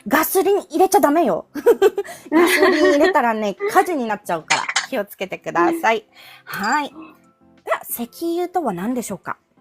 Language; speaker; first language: Japanese; non-native, fluent; Filipino